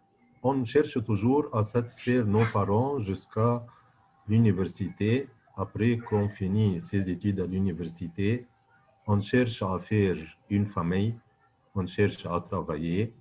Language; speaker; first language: French; non-native, fluent; Arabic